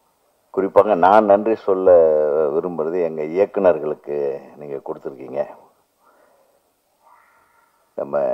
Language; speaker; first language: Tamil; native; Tamil